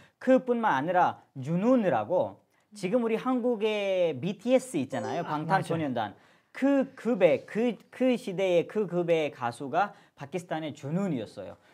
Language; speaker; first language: Korean; non-native, fluent; Urdu